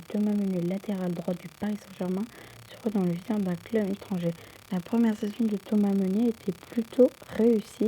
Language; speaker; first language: French; native; French